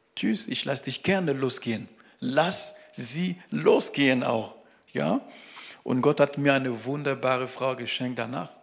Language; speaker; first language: German; non-native, fluent; French